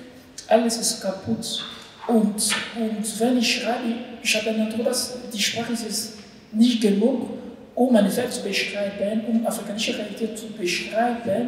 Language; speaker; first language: German; non-native, learner; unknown